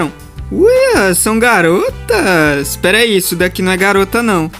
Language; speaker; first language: Portuguese; native; Portuguese